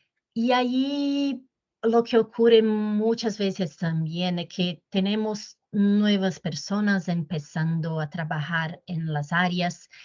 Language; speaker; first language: Spanish; non-native, fluent; Portuguese